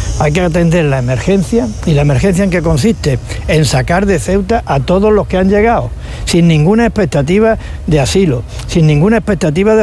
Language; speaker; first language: Spanish; native; Spanish